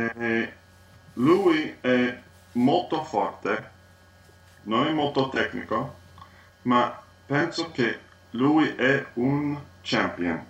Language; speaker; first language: Italian; non-native, learner; English